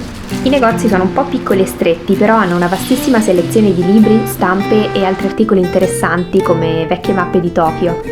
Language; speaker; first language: Italian; native; Italian